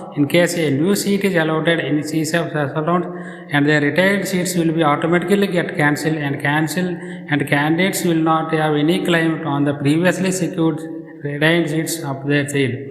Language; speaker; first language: English; non-native, local second language; Telugu